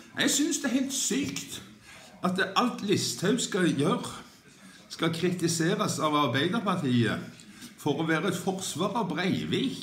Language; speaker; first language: Norwegian; native; Norwegian